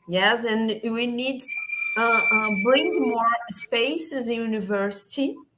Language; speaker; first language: English; non-native, learner; Portuguese